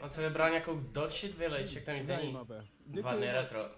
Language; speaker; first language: Czech; native; Czech